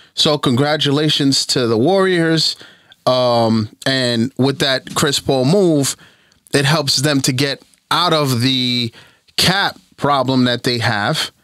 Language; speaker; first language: English; native; English